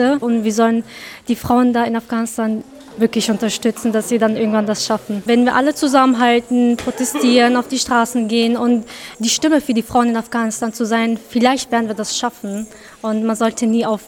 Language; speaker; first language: German; early bilingual, other home language; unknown